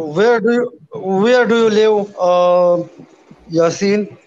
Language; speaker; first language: English; non-native, learner; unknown